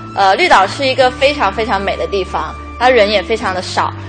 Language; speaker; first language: Chinese; native; Chinese